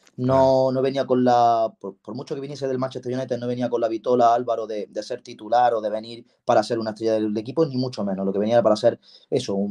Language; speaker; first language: Spanish; native; Spanish